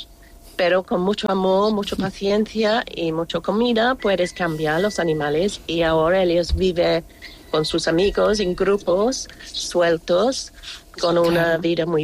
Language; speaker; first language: Spanish; non-native, learner; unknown